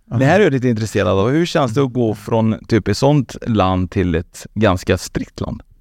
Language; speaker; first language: Swedish; native; Swedish